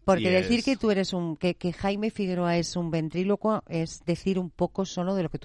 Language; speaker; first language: Spanish; native; Spanish